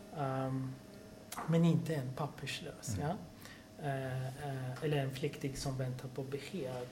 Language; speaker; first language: Swedish; non-native, fluent; Persian